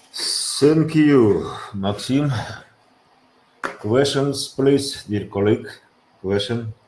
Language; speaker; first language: English; non-native, learner; Russian